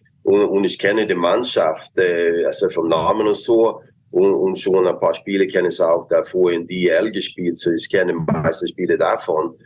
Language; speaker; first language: German; non-native, learner; Swedish